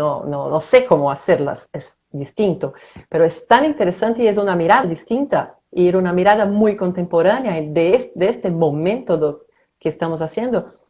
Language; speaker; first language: Spanish; non-native, fluent; Portuguese